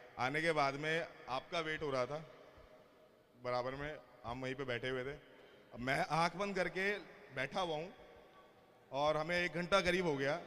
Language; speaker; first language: Hindi; native; Hindi